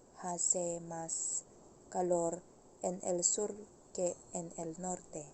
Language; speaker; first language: Spanish; non-native, learner; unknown